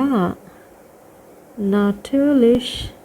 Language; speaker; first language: German; non-native, fluent; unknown